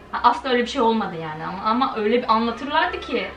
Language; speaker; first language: Turkish; early bilingual, heritage; Turkish